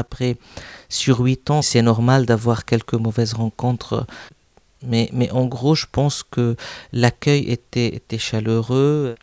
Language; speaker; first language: French; non-native, local second language; Arabic